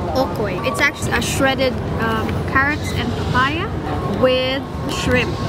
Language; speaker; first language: English; non-native, local second language; Hiligaynon